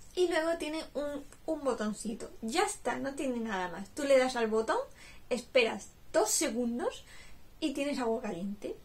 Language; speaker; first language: Spanish; native; Spanish